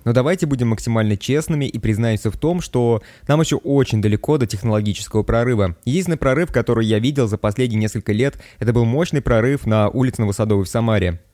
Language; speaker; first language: Russian; native; Russian